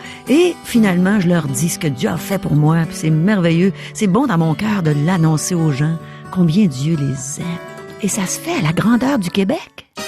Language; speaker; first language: French; native; French